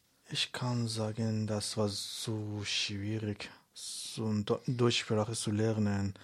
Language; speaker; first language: German; non-native, learner; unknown